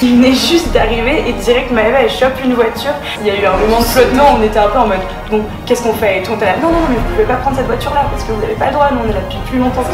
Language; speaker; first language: French; native; French